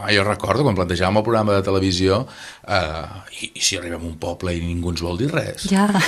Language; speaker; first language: Catalan; native; Catalan